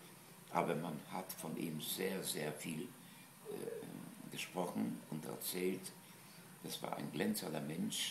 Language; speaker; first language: German; non-native, fluent; Polish